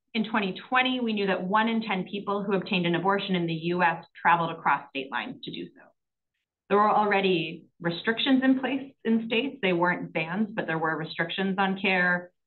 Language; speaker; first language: English; native; English